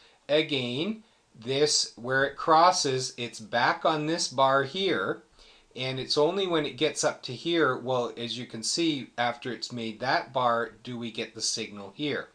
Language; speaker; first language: English; native; English